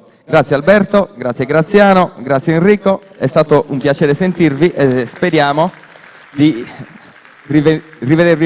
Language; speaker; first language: Italian; non-native, local second language; Sardinian